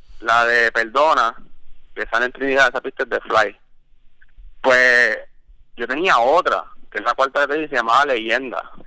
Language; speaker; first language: Spanish; early bilingual, heritage; Spanish